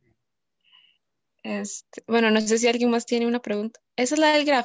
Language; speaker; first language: Spanish; native; Spanish